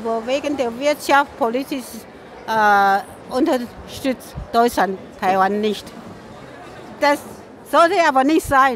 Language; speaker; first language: German; non-native, fluent; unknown